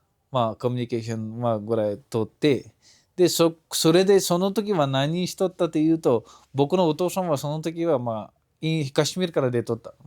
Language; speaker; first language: Japanese; non-native, fluent; Kashmiri